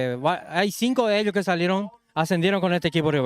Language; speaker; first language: Spanish; native; Spanish